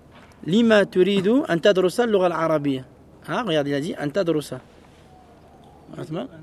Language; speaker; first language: Arabic; non-native, fluent; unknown